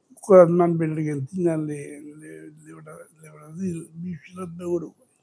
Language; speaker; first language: Hebrew; early bilingual, other home language; Spanish